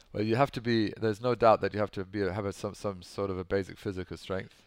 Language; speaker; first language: English; non-native, local second language; German